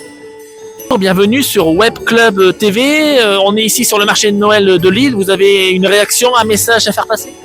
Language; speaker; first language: French; native; French